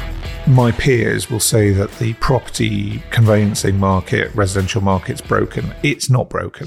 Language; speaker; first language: English; native; English